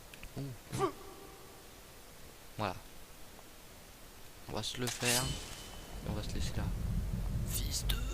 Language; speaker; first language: French; native; French